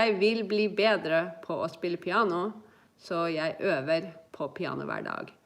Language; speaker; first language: Norwegian; non-native, fluent; English